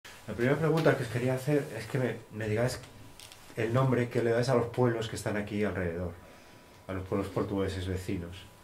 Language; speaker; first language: Spanish; native; Spanish